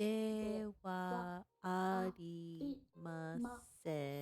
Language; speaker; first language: Japanese; non-native, learner; English